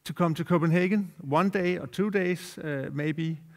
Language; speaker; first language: English; non-native, fluent; Danish